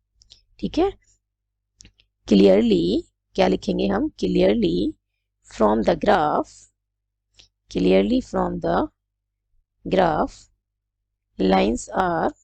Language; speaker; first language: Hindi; native; Hindi